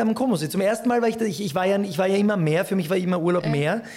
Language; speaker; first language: German; native; German